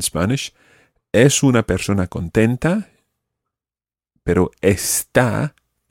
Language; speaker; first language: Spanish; non-native, fluent; English